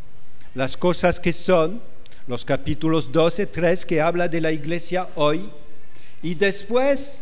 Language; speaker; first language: Spanish; non-native, fluent; French